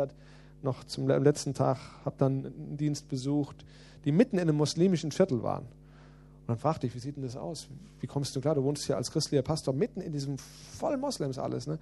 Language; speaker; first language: German; native; German